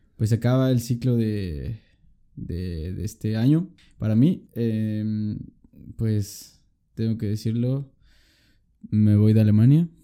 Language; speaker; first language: Spanish; native; Spanish